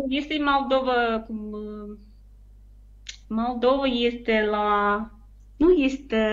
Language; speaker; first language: Romanian; non-native, learner; English